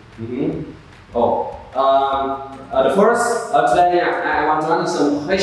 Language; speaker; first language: English; non-native, learner; Vietnamese